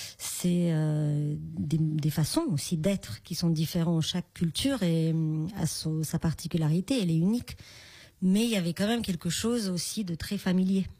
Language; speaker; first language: French; non-native, fluent; Romanian